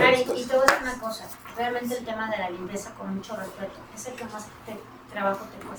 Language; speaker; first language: Spanish; native; Spanish